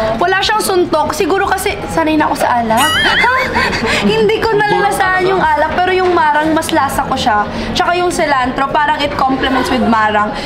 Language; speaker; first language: Filipino; non-native, local second language; Cebuano